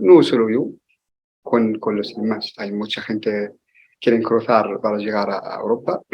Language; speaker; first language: Spanish; non-native, learner; Arabic